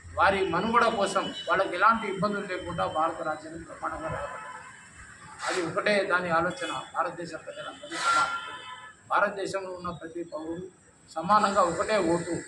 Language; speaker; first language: Telugu; non-native, local second language; Lambadi